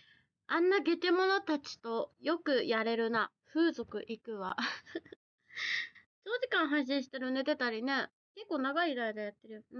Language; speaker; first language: Japanese; native; Japanese